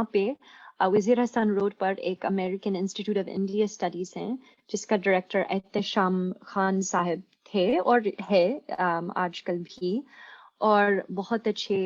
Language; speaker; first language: Hindi; non-native, fluent; English